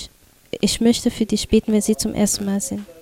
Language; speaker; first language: German; non-native, fluent; Portuguese